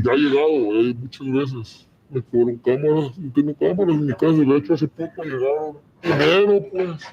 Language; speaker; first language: Spanish; native; Spanish